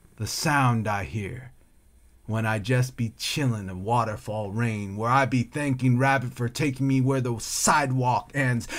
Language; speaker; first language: English; native; English